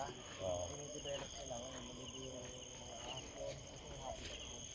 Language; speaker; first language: Filipino; native; Filipino